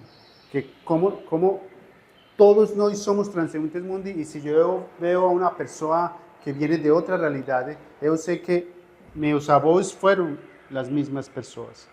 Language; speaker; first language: Portuguese; non-native, fluent; Spanish